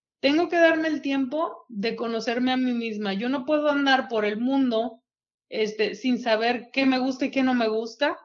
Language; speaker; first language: Spanish; native; Spanish